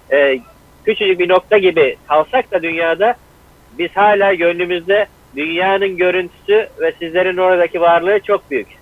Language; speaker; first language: Turkish; native; Turkish